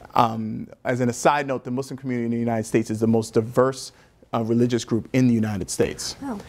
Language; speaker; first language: English; native; English